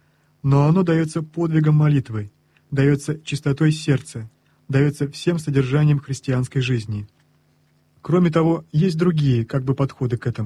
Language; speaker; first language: Russian; native; Russian